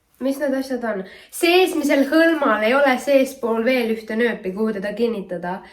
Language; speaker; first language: Estonian; native; Estonian